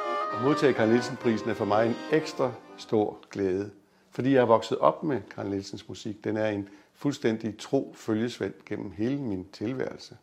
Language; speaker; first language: Danish; native; Danish